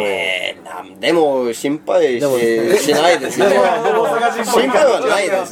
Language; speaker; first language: Japanese; non-native, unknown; Swedish